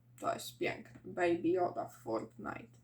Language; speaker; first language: Polish; native; Polish